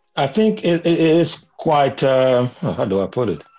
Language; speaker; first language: English; non-native, local second language; Nigerian Pidgin